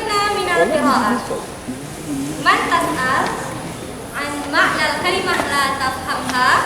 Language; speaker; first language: Arabic; non-native, fluent; Indonesian